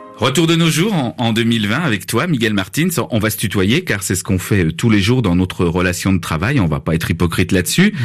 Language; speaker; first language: French; native; French